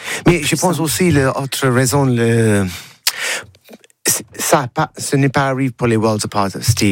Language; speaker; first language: French; non-native, learner; English